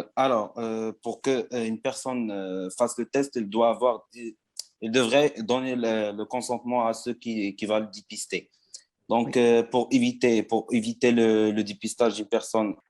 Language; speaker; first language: French; non-native, local second language; Arabic